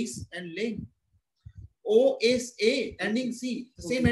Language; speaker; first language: English; non-native, local second language; Hindi